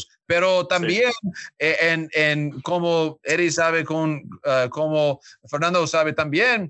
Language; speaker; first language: Spanish; non-native, learner; English